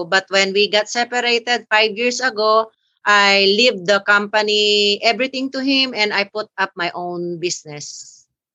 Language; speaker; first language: English; non-native, local second language; Filipino